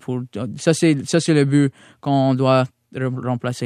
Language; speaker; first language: French; non-native, local second language; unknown